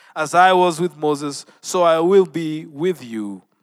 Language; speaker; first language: English; non-native, local second language; Luo (Kenya and Tanzania)